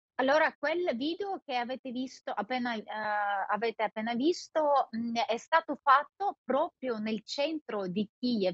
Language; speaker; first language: Italian; non-native, fluent; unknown